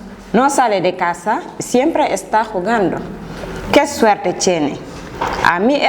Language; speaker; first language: Spanish; non-native, fluent; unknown